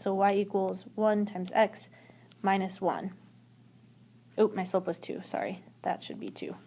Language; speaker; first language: English; native; English